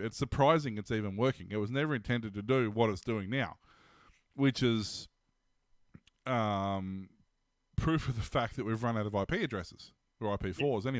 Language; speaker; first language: English; native; English